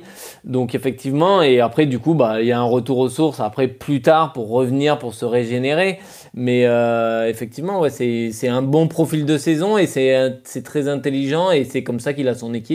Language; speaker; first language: French; native; French